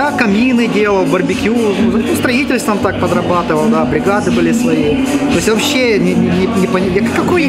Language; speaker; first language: Russian; native; Russian